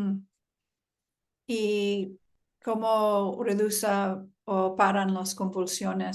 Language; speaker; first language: Spanish; early bilingual, heritage; Spanish